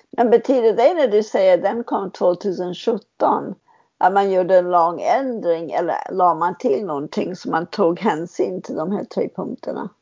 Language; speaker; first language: Swedish; non-native, fluent; English